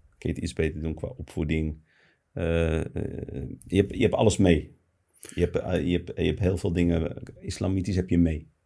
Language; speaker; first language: Dutch; early bilingual, other home language; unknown